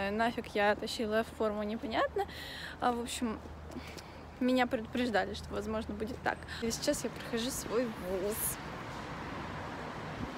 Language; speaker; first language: Russian; native; Russian